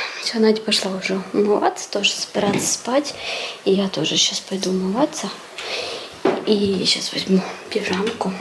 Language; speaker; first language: Russian; native; Russian